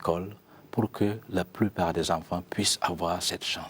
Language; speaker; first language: French; non-native, local second language; Mossi